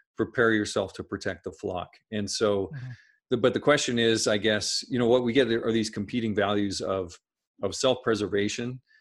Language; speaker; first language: English; native; English